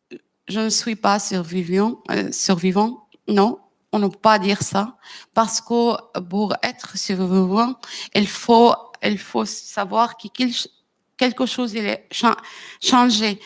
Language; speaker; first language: French; non-native, learner; Arabic